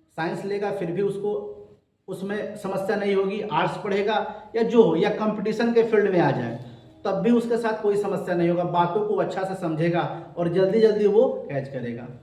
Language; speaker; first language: Hindi; native; Hindi